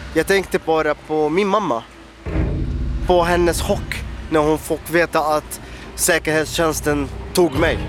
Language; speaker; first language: Swedish; non-native, fluent; Arabic